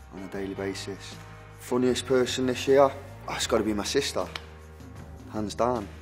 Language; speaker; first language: English; native; English